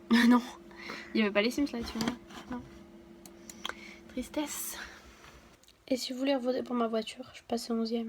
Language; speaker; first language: French; native; French